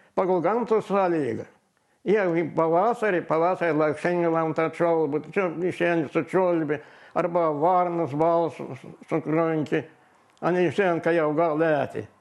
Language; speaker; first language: Lithuanian; native; Lithuanian